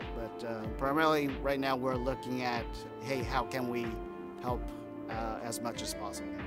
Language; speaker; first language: English; non-native, fluent; Japanese